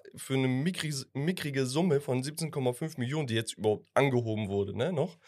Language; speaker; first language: German; early bilingual, other home language; Turkish